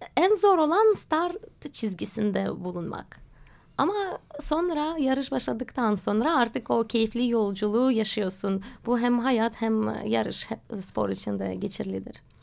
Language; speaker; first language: Turkish; non-native, fluent; Russian